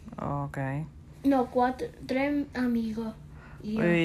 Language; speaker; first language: Spanish; early bilingual, heritage; Spanish